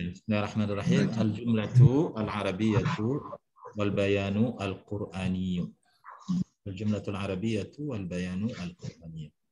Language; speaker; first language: Arabic; non-native, fluent; Indonesian